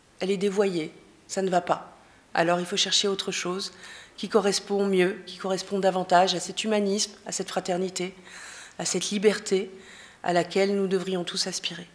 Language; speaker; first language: French; native; French